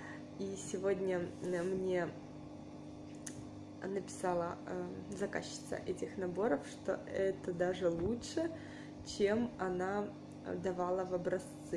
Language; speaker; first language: Russian; native; Russian